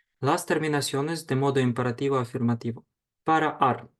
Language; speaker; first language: Spanish; non-native, fluent; Ukrainian